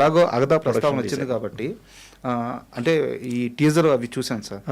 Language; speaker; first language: Telugu; native; Telugu